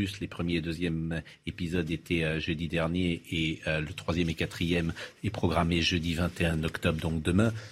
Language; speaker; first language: French; native; French